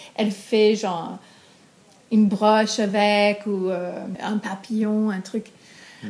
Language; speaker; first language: French; non-native, fluent; English